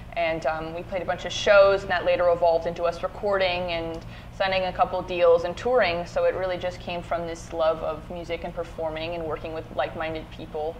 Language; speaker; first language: English; native; English